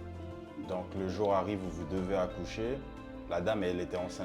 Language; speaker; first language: French; native; French